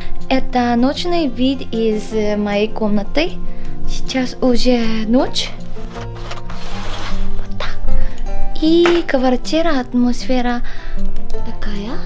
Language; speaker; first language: Russian; non-native, learner; Korean